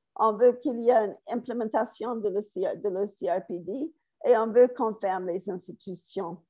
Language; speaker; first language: French; non-native, fluent; English